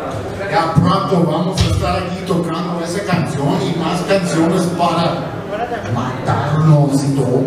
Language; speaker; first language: Spanish; non-native, fluent; English